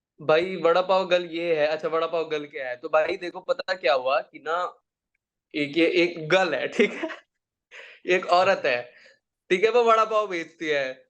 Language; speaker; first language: Hindi; native; Hindi